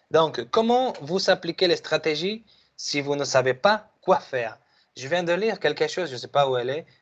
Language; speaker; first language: French; non-native, fluent; Spanish